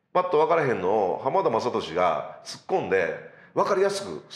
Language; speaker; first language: Japanese; native; Japanese